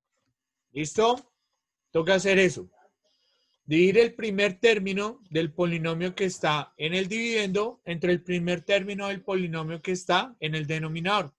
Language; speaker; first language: Spanish; native; Spanish